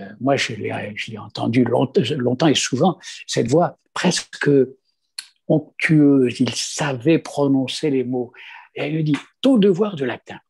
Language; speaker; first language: French; non-native, local second language; Kabyle